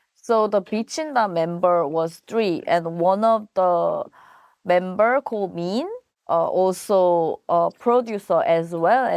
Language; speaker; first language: English; non-native, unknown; Korean